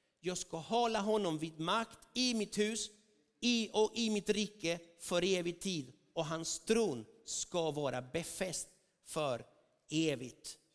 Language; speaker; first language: Swedish; non-native, fluent; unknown